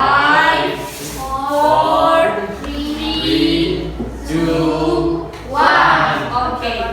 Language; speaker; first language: English; non-native, learner; Indonesian